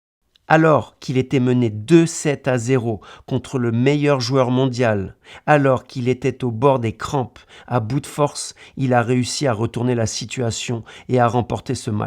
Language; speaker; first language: French; native; French